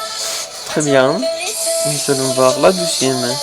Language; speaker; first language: French; non-native, fluent; Spanish